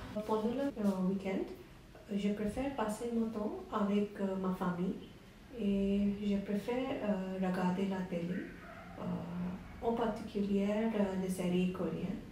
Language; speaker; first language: French; non-native, learner; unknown